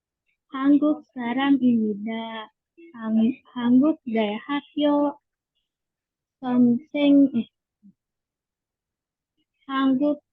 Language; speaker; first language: Korean; non-native, learner; Indonesian